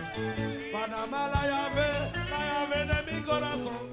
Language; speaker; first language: Spanish; non-native, learner; Haitian Creole